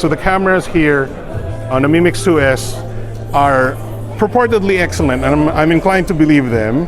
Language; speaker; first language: English; non-native, local second language; Filipino